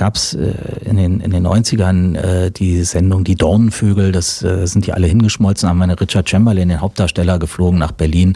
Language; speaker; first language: German; native; German